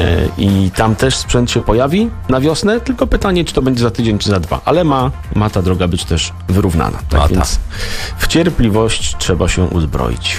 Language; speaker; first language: Polish; native; Polish